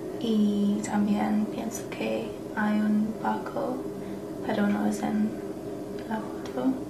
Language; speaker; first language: Spanish; non-native, learner; English